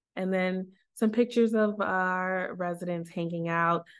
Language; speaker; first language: English; native; English